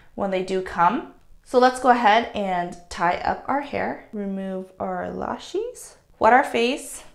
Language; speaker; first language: English; early bilingual, other home language; Korean